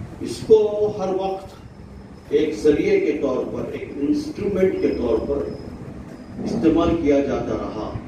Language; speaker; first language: Urdu; native; Urdu